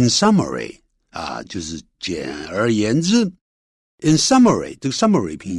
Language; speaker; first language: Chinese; native; Chinese